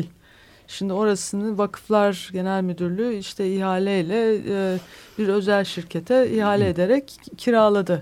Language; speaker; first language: Turkish; native; Turkish